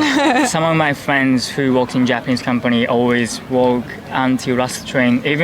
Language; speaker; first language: English; non-native, learner; Japanese